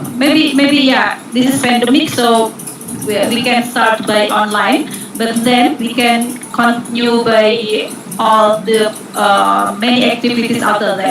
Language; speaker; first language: English; non-native, learner; Indonesian